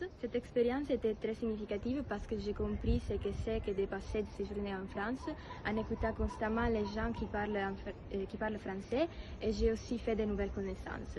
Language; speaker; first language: French; non-native, fluent; Italian